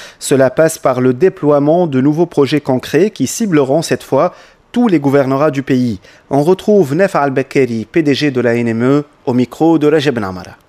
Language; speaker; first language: French; non-native, local second language; Arabic